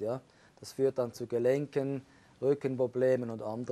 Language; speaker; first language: German; native; German